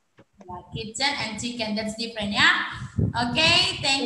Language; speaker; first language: English; non-native, fluent; Indonesian